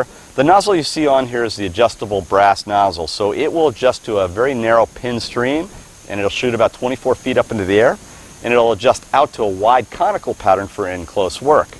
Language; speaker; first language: English; native; English